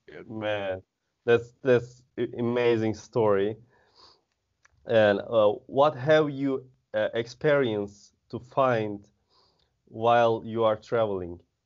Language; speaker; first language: English; non-native, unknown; Turkish